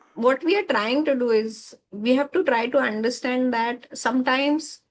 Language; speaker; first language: English; non-native, local second language; Marathi